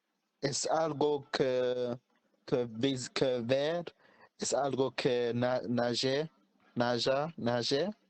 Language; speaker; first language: Spanish; non-native, learner; English